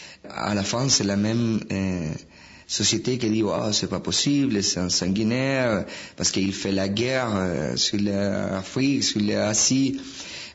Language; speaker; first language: French; non-native, fluent; Spanish